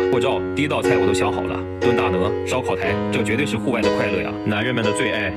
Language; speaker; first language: Chinese; native; Chinese